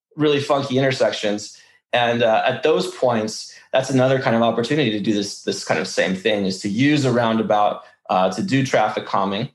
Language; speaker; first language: English; early bilingual, other home language; Russian